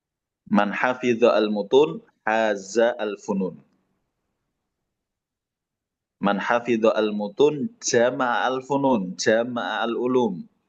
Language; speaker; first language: Arabic; non-native, fluent; Indonesian